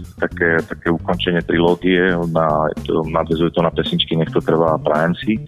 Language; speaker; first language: Slovak; native; Slovak